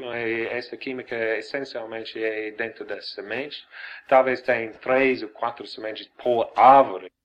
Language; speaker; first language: Portuguese; non-native, fluent; English